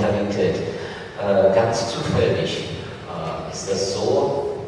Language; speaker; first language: German; non-native, fluent; Ukrainian